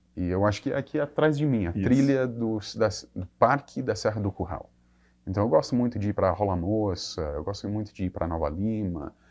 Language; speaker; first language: Portuguese; non-native, fluent; English